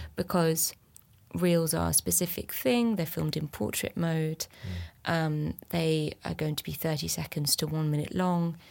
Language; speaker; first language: English; early bilingual, other home language; French